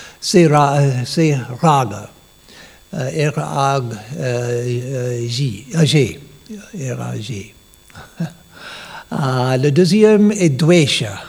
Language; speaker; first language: French; non-native, learner; English